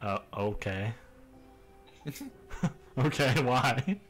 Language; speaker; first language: English; native; English